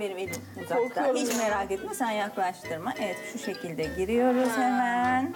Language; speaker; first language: Turkish; native; Turkish